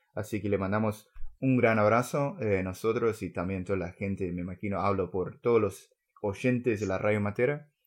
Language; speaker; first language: Spanish; non-native, fluent; English